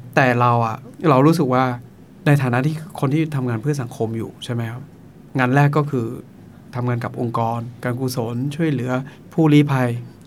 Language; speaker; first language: Thai; non-native, local second language; Akha